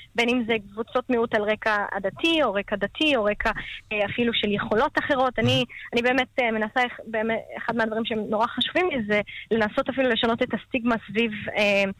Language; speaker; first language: Hebrew; native; Hebrew